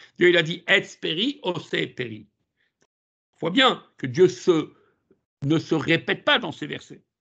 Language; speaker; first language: French; native; French